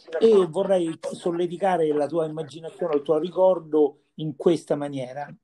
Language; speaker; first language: Italian; native; Italian